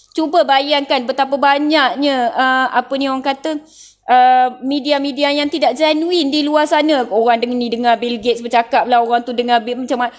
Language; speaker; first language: Malay; non-native, local second language; Tamil